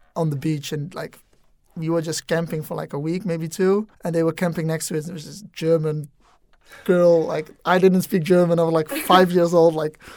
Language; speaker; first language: English; non-native, fluent; Dutch